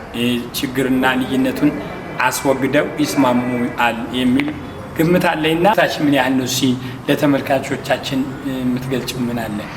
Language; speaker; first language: Amharic; native; Amharic